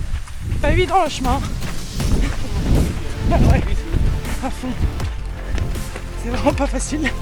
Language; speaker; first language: French; native; French